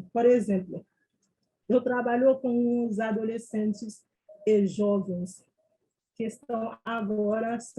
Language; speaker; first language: Portuguese; non-native, fluent; Haitian Creole